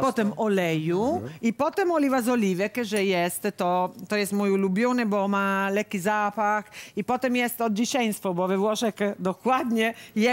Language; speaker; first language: Polish; non-native, learner; Italian